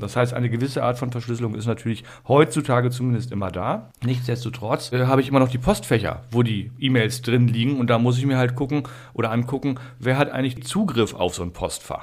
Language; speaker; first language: German; native; German